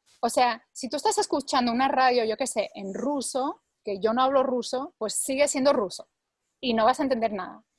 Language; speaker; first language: Spanish; early bilingual, other home language; English